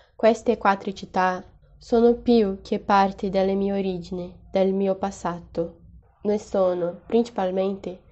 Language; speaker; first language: Italian; non-native, fluent; Portuguese